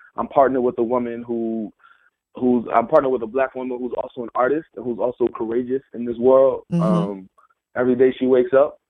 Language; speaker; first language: English; native; English